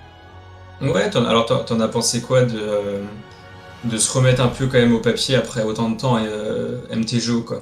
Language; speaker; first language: French; native; French